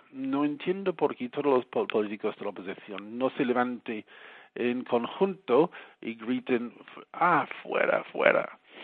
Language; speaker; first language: Spanish; non-native, fluent; English